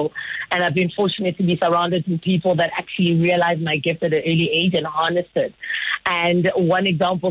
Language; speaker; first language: English; non-native, local second language; Northern Sotho